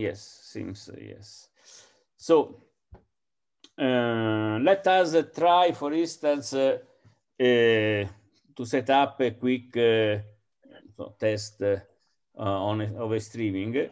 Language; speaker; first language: English; non-native, fluent; Italian